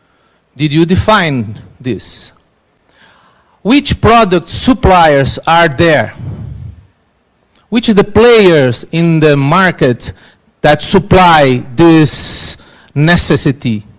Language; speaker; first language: English; non-native, learner; Portuguese